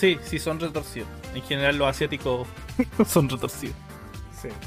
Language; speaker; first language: Spanish; native; Spanish